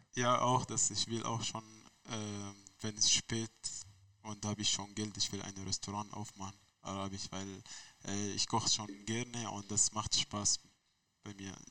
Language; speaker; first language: German; non-native, learner; Arabic